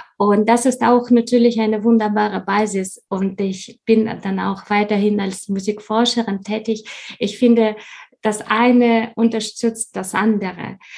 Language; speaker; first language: German; non-native, fluent; Russian